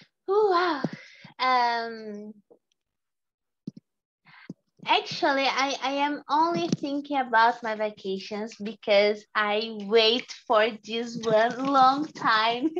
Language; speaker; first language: English; non-native, learner; Portuguese